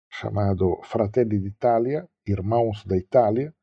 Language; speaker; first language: Portuguese; non-native, fluent; Italian